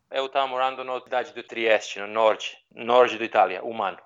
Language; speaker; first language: Portuguese; non-native, learner; Serbian